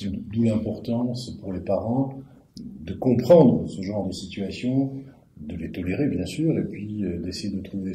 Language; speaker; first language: French; native; French